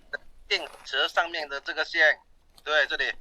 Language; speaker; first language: Chinese; native; Chinese